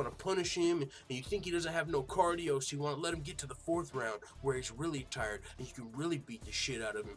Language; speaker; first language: English; native; English